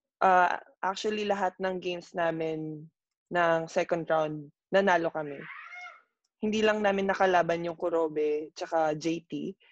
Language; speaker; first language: Filipino; native; Filipino